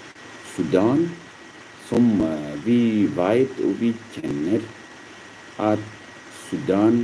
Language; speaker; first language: Norwegian; non-native, learner; Arabic